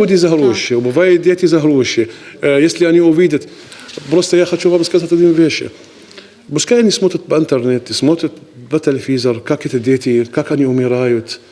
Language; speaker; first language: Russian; non-native, learner; Arabic